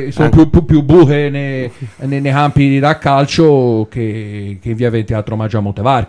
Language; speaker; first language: Italian; native; Italian